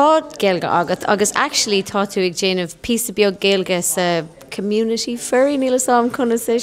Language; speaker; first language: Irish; non-native, local second language; English